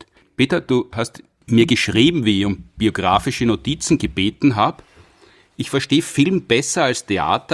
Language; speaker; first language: German; native; German